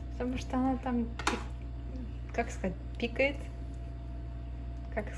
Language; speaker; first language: Russian; early bilingual, other home language; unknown